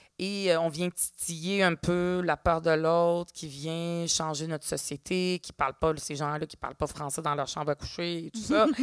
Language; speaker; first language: French; early bilingual, other home language; Arabic